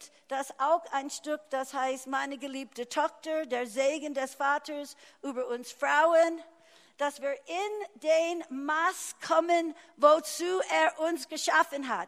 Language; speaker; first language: German; non-native, fluent; English